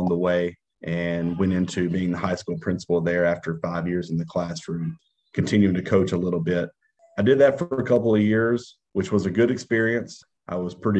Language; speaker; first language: English; native; English